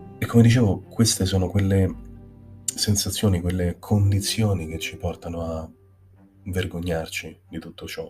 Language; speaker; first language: Italian; native; Italian